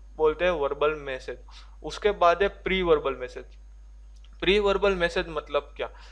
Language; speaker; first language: Hindi; non-native, local second language; Gujarati